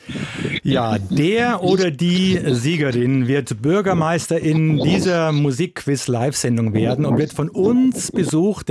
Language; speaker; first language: German; native; German